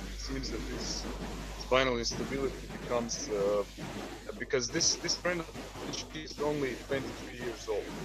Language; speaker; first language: English; non-native, fluent; Croatian